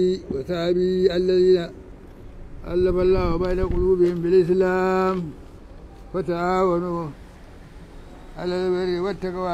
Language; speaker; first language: Arabic; non-native, fluent; Hausa